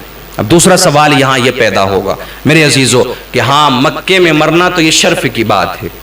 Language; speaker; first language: Urdu; native; Urdu